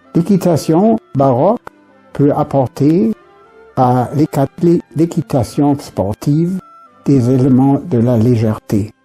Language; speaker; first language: French; non-native, fluent; German